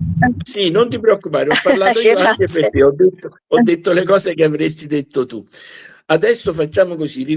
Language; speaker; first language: Italian; native; Italian